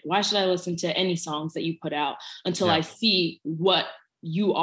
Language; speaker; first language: English; native; English